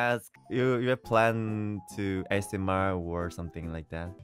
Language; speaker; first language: English; non-native, learner; Korean